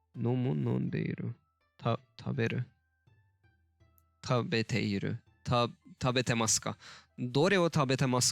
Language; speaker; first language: Japanese; non-native, learner; Turkish